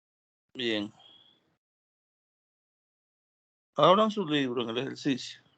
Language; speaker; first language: Spanish; native; Spanish